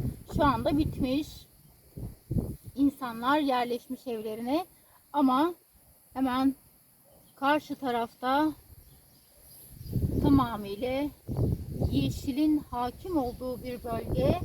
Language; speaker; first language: Turkish; native; Turkish